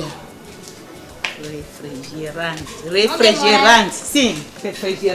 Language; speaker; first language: Portuguese; non-native, learner; Lingala